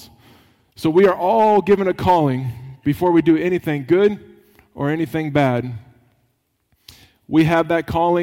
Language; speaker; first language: English; native; English